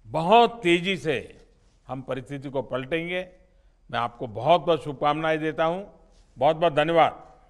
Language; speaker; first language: Hindi; non-native, local second language; Gujarati